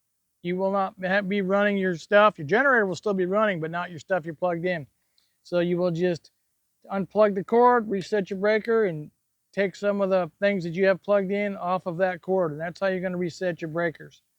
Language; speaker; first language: English; native; English